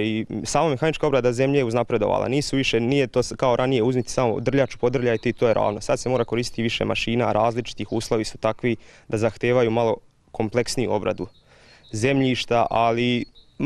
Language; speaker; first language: Croatian; native; Croatian